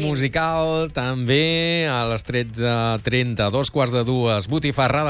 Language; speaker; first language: Catalan; native; Catalan